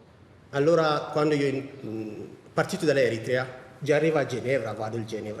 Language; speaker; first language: Italian; non-native, learner; Tigrinya